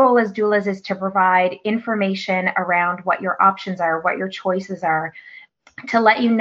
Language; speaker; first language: English; native; English